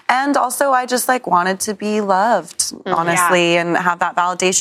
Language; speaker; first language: English; native; English